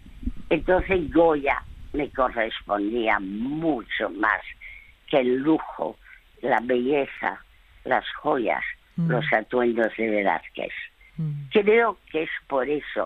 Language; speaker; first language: Spanish; early bilingual, other home language; French